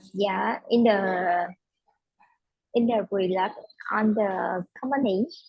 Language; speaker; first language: English; non-native, learner; Vietnamese